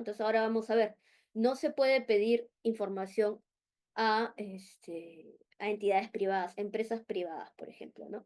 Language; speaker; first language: Spanish; native; Spanish